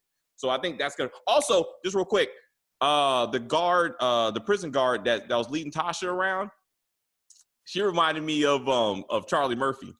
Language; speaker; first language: English; native; English